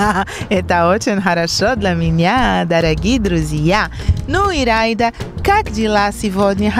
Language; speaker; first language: Russian; non-native, learner; Portuguese